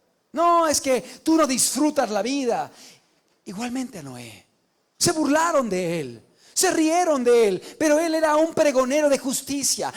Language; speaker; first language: Spanish; native; Spanish